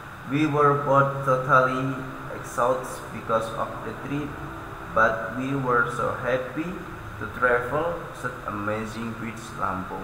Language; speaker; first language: English; non-native, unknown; Indonesian